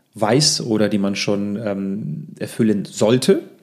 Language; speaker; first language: German; early bilingual, other home language; Russian